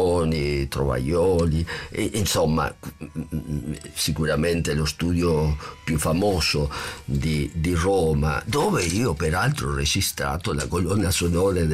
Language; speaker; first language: Italian; non-native, fluent; Spanish